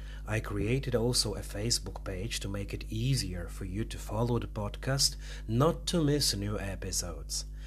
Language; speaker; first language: English; non-native, fluent; Polish